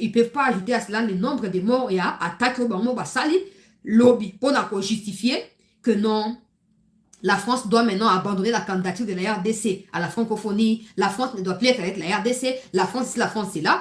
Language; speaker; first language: French; non-native, local second language; Lingala